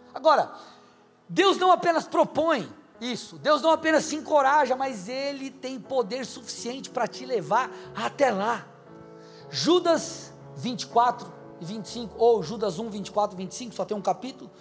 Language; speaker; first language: Portuguese; native; Portuguese